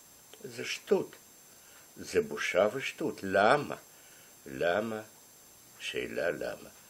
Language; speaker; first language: Hebrew; non-native, fluent; Russian